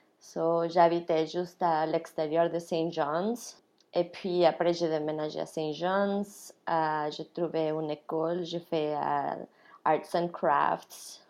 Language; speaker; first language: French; non-native, fluent; Spanish